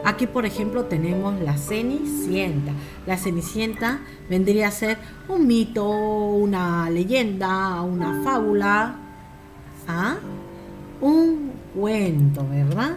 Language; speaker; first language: Spanish; native; Spanish